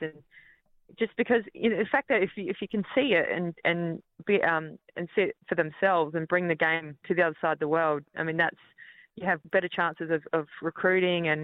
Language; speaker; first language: English; native; English